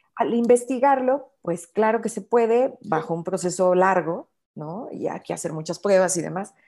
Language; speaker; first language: Spanish; native; Spanish